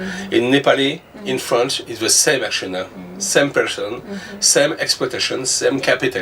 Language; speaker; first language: English; non-native, learner; French